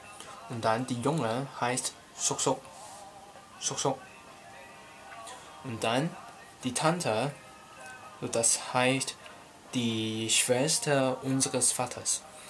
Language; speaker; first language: German; non-native, learner; Cantonese